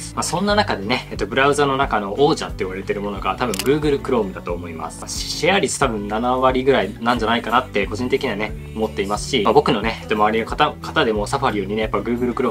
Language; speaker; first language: Japanese; native; Japanese